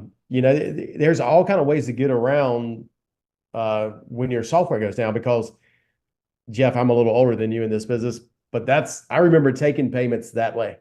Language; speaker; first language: English; native; English